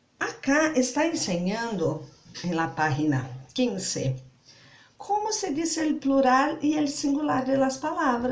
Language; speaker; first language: Spanish; non-native, learner; Portuguese